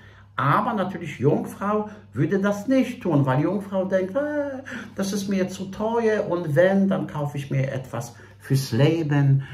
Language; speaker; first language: German; non-native, fluent; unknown